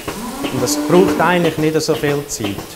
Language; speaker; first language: German; early bilingual, heritage; German